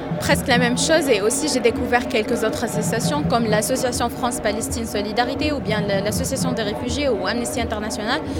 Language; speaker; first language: French; non-native, local second language; Arabic